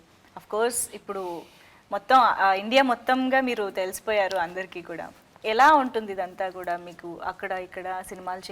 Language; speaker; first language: Telugu; native; Telugu